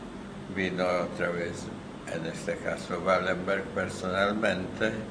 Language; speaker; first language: Spanish; non-native, fluent; Hungarian